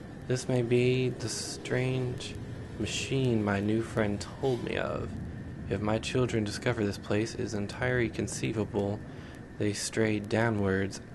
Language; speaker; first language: English; native; English